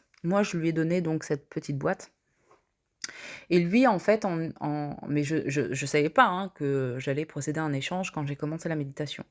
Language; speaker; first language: French; native; French